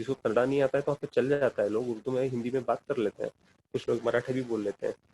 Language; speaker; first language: Urdu; non-native, local second language; Kannada